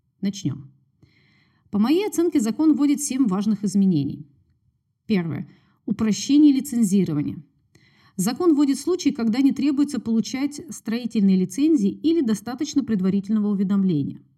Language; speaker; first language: Russian; native; Russian